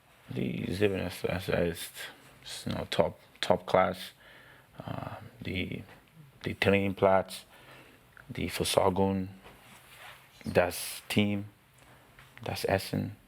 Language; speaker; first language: German; non-native, learner; English